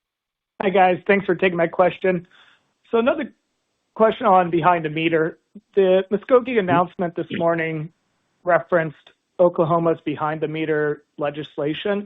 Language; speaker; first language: English; native; English